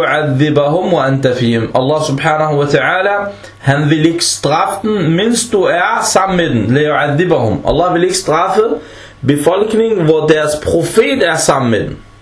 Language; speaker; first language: Danish; early bilingual, other home language; Arabic